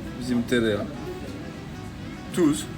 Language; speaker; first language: Turkish; non-native, learner; French